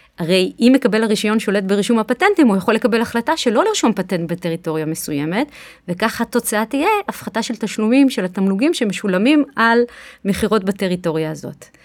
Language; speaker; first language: Hebrew; native; Hebrew